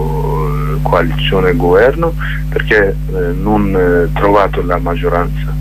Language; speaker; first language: Italian; non-native, learner; Kurdish